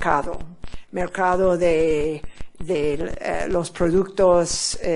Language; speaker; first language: Spanish; non-native, fluent; English